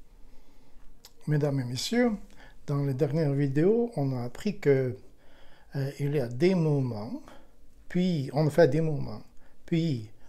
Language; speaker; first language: French; non-native, learner; Ukrainian